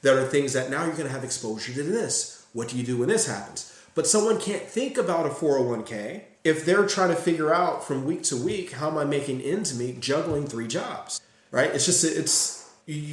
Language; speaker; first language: English; native; English